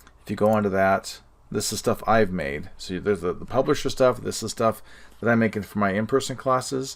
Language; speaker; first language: English; native; English